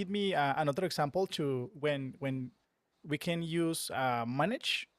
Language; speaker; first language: English; non-native, learner; Spanish